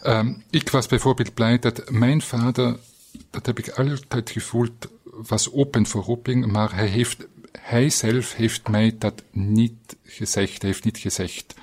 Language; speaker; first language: Dutch; non-native, fluent; German